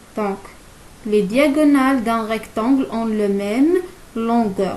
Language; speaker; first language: French; non-native, local second language; Arabic